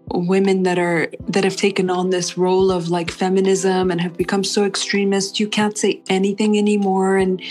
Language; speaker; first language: English; non-native, fluent; Arabic